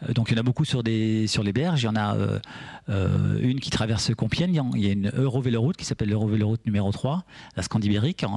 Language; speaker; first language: French; native; French